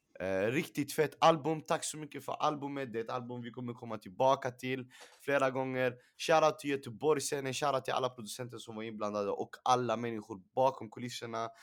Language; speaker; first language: Swedish; early bilingual, other home language; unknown